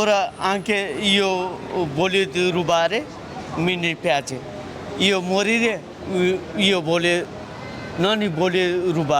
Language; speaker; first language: Italian; non-native, learner; Nepali